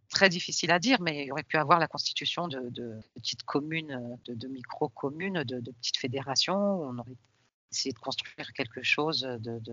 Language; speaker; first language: French; early bilingual, other home language; Arabic